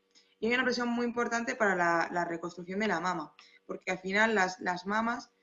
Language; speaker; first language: Spanish; native; Spanish